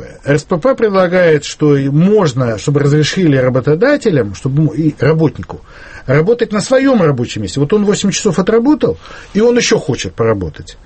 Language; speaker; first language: Russian; native; Russian